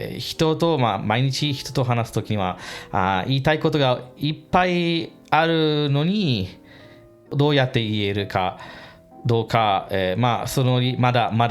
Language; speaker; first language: Japanese; non-native, fluent; English